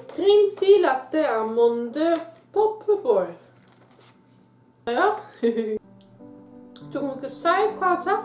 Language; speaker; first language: Korean; non-native, fluent; Dutch